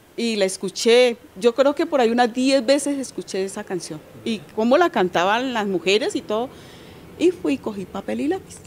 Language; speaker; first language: Spanish; native; Spanish